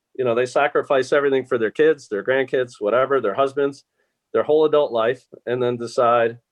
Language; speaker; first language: English; native; English